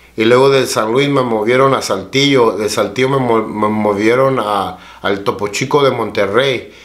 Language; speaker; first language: Spanish; early bilingual, heritage; Spanish